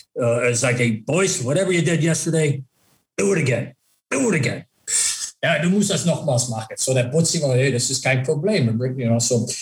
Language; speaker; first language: German; non-native, fluent; English